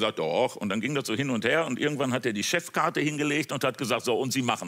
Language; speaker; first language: German; native; German